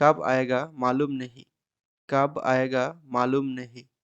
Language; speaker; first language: Hindi; non-native, fluent; Bangla